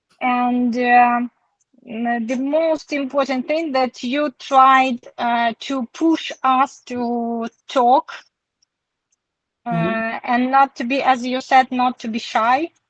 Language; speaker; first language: English; non-native, learner; Ukrainian